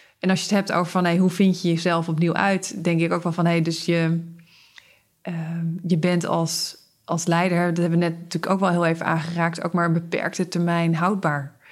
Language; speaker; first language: Dutch; native; Dutch